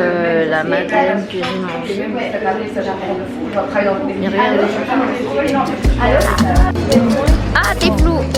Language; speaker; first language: French; native; French